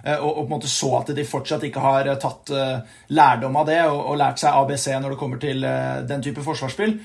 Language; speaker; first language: Norwegian; early bilingual, heritage; Norwegian